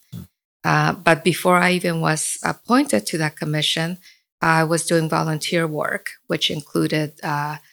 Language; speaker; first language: English; early bilingual, other home language; Spanish